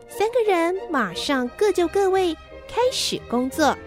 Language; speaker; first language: Chinese; native; Chinese